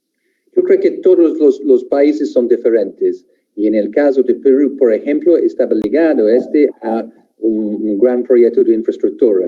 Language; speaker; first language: Spanish; non-native, fluent; English